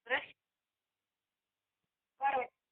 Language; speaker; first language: Russian; native; Russian